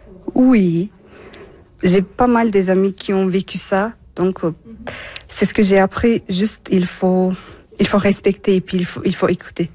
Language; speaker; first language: French; non-native, fluent; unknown